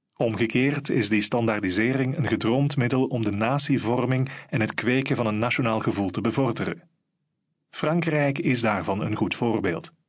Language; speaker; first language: Dutch; native; Dutch